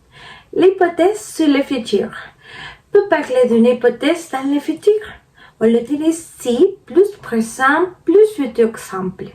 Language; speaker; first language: French; non-native, learner; Spanish